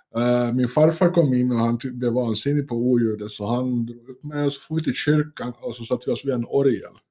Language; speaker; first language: Swedish; native; Swedish